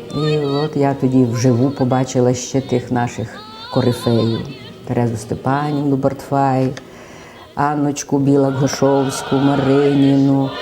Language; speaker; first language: Ukrainian; native; Ukrainian